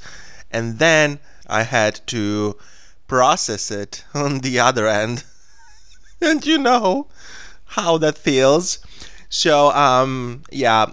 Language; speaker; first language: English; non-native, fluent; Serbian